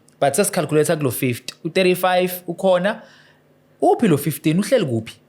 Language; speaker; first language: Zulu; native; Zulu